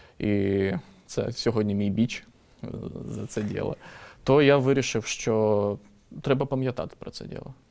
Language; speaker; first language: Ukrainian; native; Ukrainian